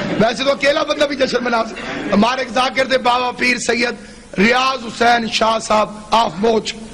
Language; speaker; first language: Urdu; non-native, local second language; Punjabi